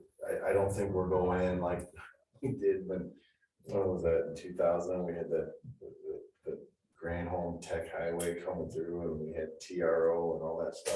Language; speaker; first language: English; native; English